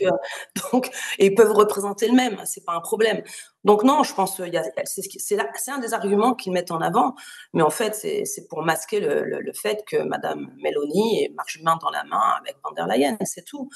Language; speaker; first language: French; native; French